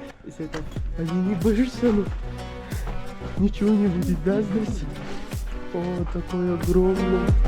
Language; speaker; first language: Russian; non-native, learner; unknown